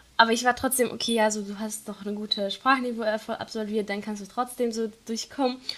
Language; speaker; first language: German; non-native, fluent; Arabic